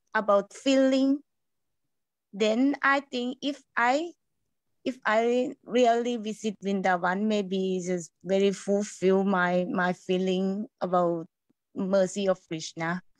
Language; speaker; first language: English; non-native, learner; Thai